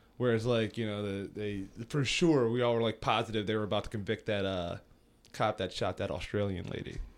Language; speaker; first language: English; native; English